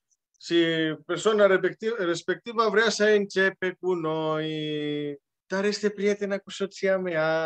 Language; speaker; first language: Romanian; non-native, learner; Greek